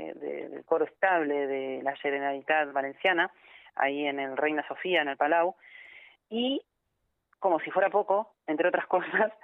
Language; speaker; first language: Spanish; native; Spanish